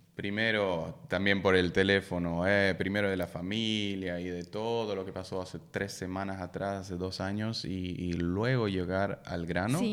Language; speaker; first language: Spanish; non-native, fluent; German